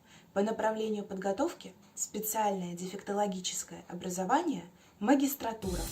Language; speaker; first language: Russian; native; Russian